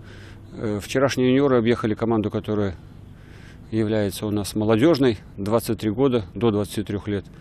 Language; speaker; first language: Russian; native; Russian